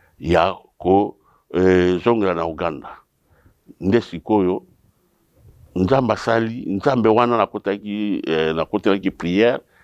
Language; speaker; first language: Lingala; non-native, local second language; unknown